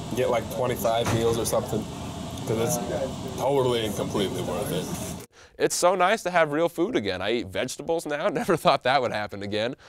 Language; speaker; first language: English; native; English